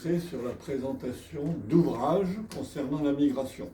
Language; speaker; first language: French; native; French